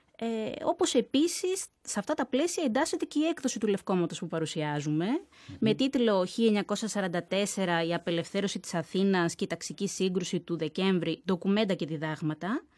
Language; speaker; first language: Greek; native; Greek